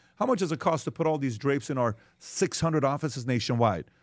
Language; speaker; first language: English; early bilingual, other home language; Persian